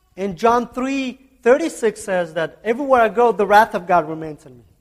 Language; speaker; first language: English; non-native, fluent; Kazakh